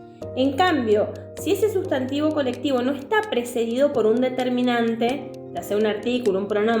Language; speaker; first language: Spanish; native; Spanish